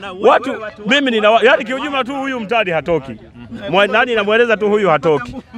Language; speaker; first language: Swahili; native; Swahili